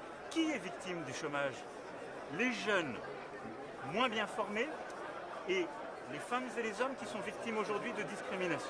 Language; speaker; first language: French; native; French